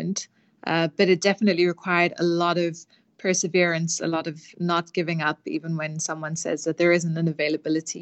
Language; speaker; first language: English; native; English